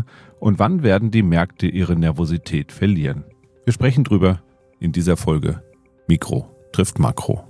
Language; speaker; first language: German; native; German